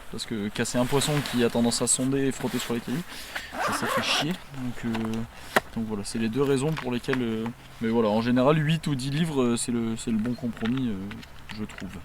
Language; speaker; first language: French; native; French